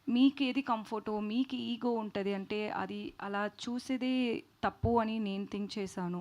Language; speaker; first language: Telugu; non-native, learner; Tamil